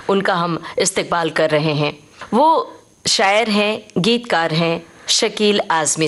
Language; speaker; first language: Hindi; native; Hindi